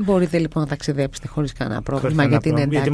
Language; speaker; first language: Greek; native; Greek